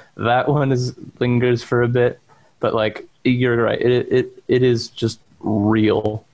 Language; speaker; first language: English; native; English